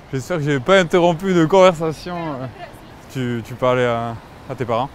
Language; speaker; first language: French; native; French